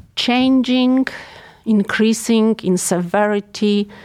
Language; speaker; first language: English; non-native, fluent; Polish